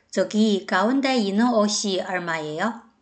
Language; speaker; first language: Korean; non-native, fluent; Chinese